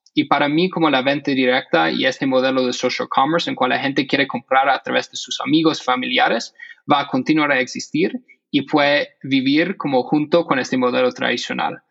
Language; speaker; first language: Spanish; non-native, fluent; English